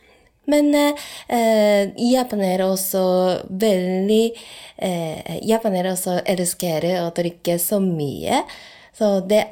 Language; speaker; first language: Norwegian; non-native, learner; Japanese